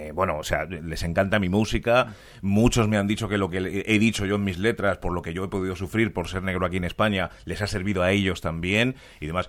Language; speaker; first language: Spanish; early bilingual, other home language; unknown